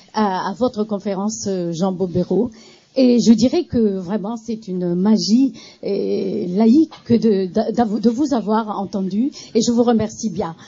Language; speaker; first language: French; native; French